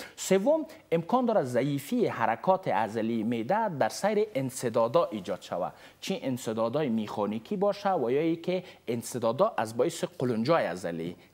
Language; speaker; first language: Persian; native; Persian